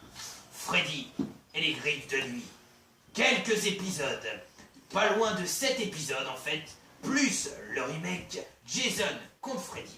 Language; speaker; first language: French; native; French